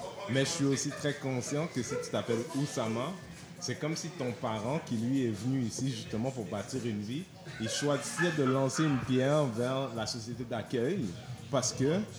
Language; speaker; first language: French; native; French